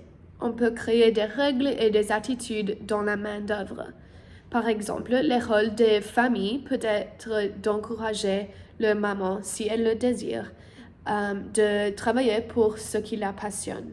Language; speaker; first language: French; non-native, learner; English